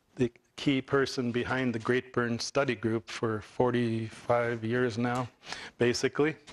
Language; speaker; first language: English; native; English